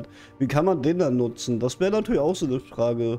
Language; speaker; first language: German; native; German